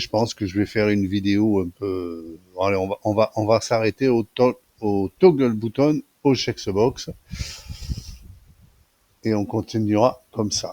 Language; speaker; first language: French; native; French